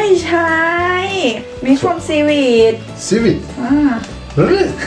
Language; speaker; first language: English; non-native, learner; Thai